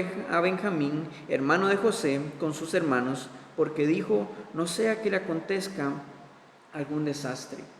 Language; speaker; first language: Spanish; native; Spanish